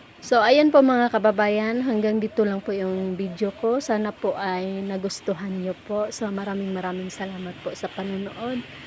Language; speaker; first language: Filipino; non-native, local second language; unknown